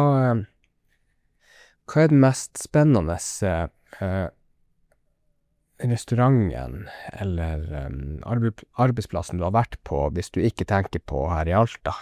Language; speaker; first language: Norwegian; native; Norwegian